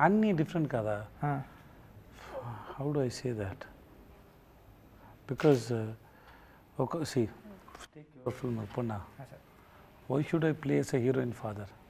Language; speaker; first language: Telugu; non-native, local second language; Tamil